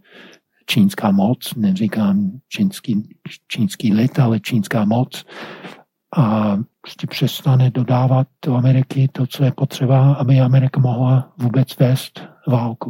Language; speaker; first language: Czech; non-native, fluent; English